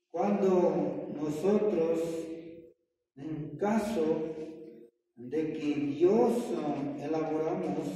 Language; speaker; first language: Spanish; non-native, fluent; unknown